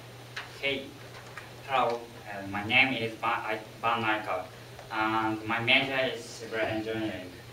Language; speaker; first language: English; non-native, learner; Japanese